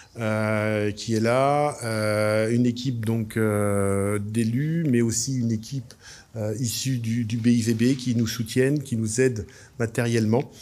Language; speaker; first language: French; native; French